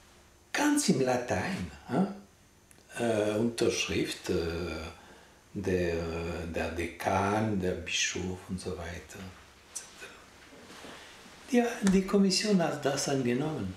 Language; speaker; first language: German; non-native, local second language; French